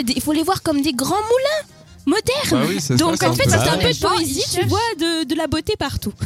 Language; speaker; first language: French; non-native, fluent; Spanish